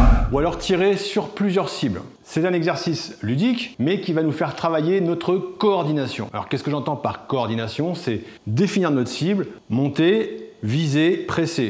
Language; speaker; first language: French; native; French